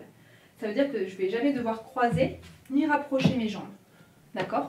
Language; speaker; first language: French; native; French